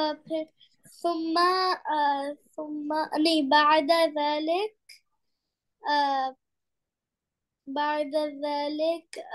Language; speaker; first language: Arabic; non-native, learner; Urdu